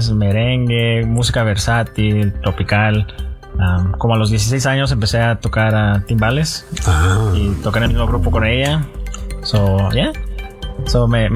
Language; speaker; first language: Spanish; early bilingual, heritage; Spanish